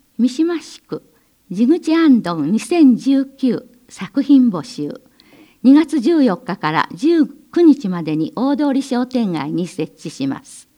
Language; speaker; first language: Japanese; native; Japanese